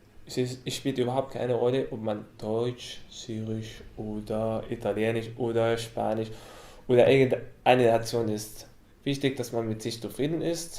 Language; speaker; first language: German; non-native, fluent; Arabic